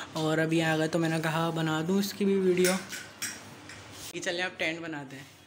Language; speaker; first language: Hindi; native; Hindi